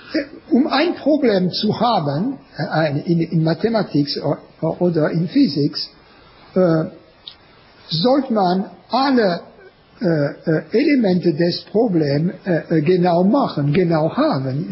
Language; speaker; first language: German; non-native, learner; French